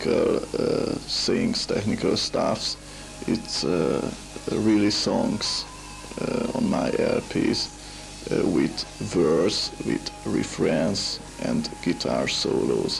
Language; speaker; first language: English; non-native, learner; Hungarian